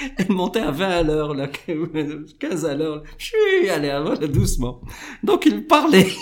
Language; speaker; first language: French; non-native, local second language; Arabic